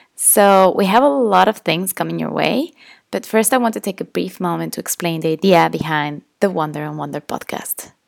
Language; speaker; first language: English; non-native, fluent; Spanish